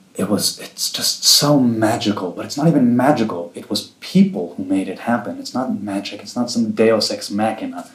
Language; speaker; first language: English; early bilingual, other home language; Hebrew